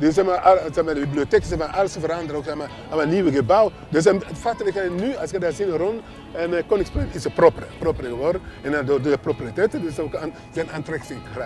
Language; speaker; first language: Dutch; non-native, learner; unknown